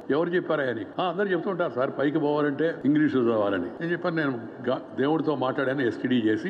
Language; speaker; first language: Telugu; native; Telugu